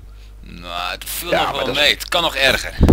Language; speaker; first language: Dutch; native; Dutch